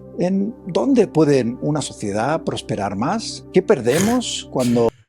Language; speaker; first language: Spanish; native; Spanish